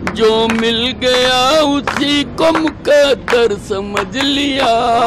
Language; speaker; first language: Hindi; native; Hindi